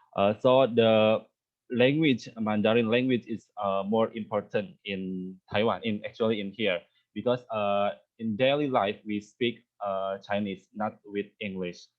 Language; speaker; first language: English; non-native, learner; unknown